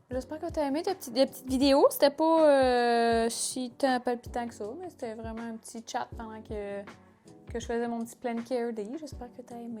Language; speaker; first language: French; native; French